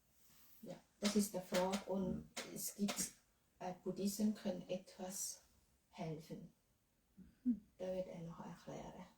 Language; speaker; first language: German; non-native, learner; Thai